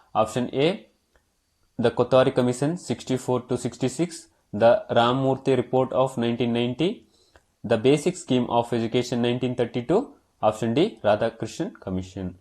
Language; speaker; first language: English; non-native, local second language; Kannada